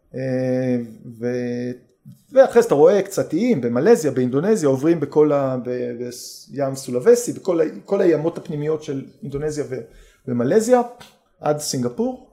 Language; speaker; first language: Hebrew; native; Hebrew